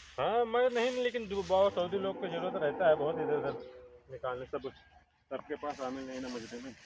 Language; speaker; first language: Hindi; native; Hindi